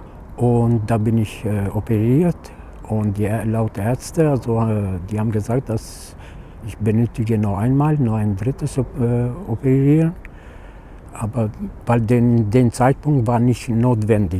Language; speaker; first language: German; non-native, learner; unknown